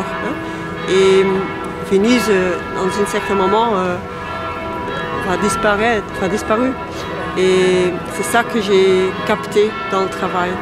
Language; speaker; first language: French; non-native, local second language; Dutch